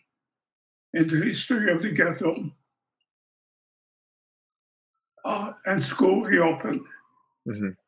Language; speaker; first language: English; non-native, fluent; Polish